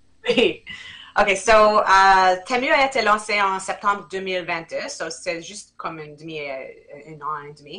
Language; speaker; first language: French; non-native, fluent; English